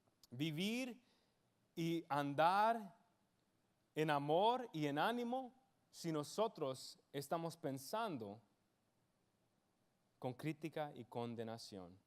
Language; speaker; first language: Spanish; early bilingual, heritage; English